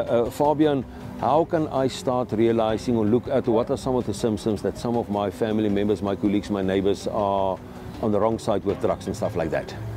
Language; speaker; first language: English; non-native, local second language; Afrikaans